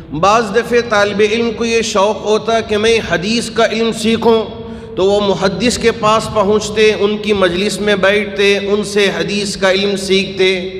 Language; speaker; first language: Urdu; native; Urdu